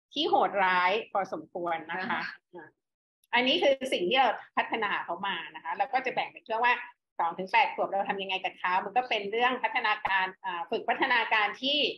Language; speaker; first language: Thai; native; Thai